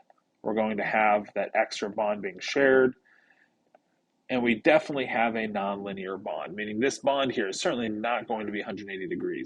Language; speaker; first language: English; native; English